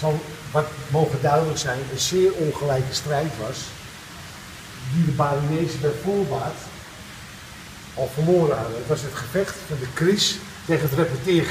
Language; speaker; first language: Dutch; native; Dutch